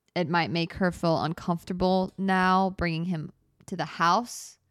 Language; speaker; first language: English; native; English